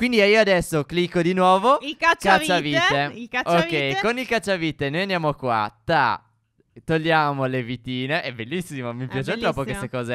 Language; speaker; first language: Italian; native; Italian